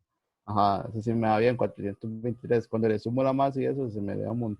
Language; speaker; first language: Spanish; native; Spanish